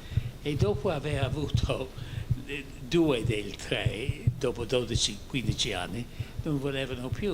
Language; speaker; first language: Italian; non-native, fluent; English